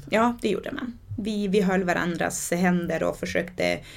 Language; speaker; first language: Swedish; native; Swedish